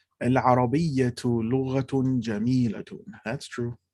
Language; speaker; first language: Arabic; non-native, fluent; English